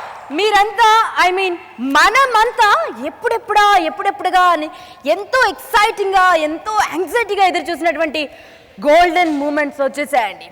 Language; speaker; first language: Telugu; native; Telugu